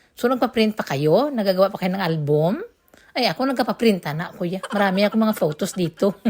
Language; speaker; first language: Filipino; non-native, local second language; Cebuano